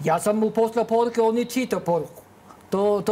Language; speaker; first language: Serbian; non-native, learner; Norwegian